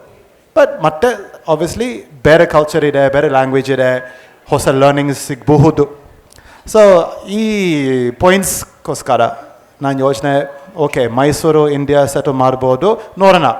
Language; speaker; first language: Kannada; non-native, fluent; English